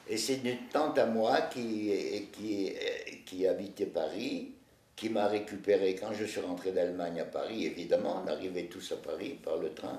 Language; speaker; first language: French; native; French